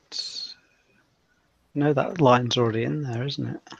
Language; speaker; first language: English; native; English